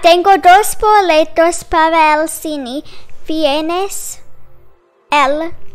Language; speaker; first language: Spanish; non-native, learner; English